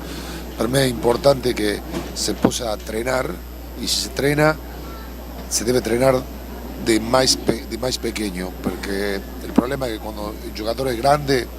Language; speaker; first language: Portuguese; non-native, learner; Spanish